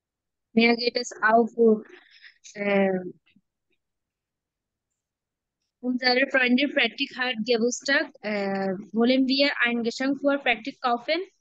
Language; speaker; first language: German; non-native, learner; Bangla